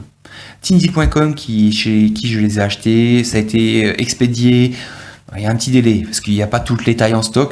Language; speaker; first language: French; native; French